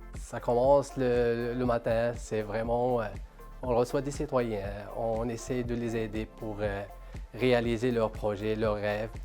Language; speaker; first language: French; non-native, local second language; Arabic